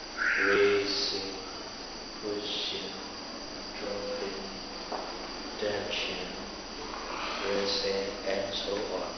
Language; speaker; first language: English; non-native, fluent; Burmese